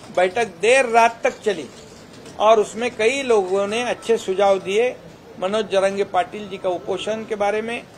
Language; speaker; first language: Hindi; non-native, local second language; Marathi